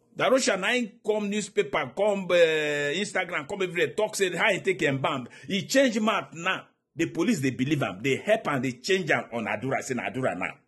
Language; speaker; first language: Nigerian Pidgin; native; Nigerian Pidgin